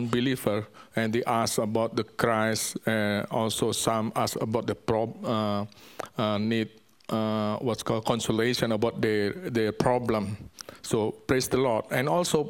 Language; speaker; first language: English; non-native, learner; Indonesian